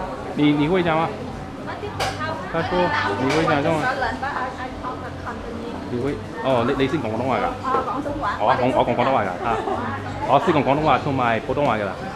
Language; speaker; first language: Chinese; non-native, learner; English